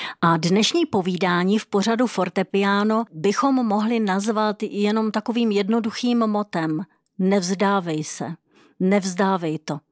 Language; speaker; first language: Czech; native; Czech